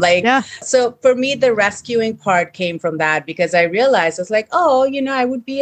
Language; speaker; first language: English; non-native, local second language; Hindi